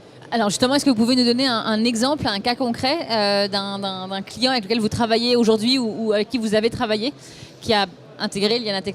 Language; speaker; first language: French; native; French